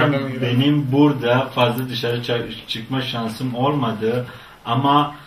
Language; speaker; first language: Turkish; non-native, fluent; Persian